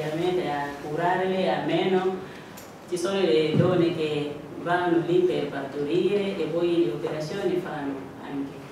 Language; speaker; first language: Italian; non-native, fluent; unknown